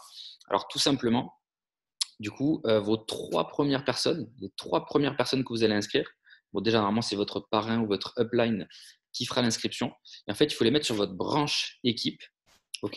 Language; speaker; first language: French; native; French